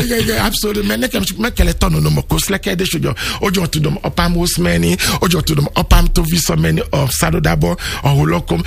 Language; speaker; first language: Hungarian; non-native, learner; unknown